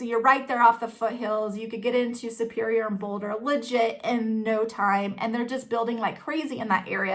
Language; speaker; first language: English; native; English